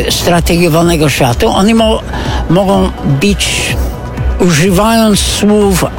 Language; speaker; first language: Polish; non-native, fluent; English